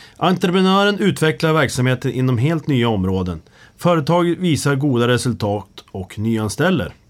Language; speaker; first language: Swedish; native; Swedish